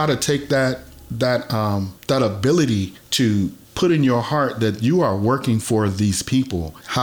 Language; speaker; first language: English; native; English